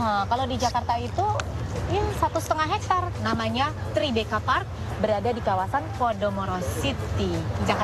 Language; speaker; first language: Indonesian; native; Indonesian